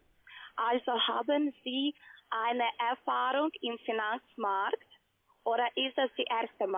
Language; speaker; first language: German; non-native, learner; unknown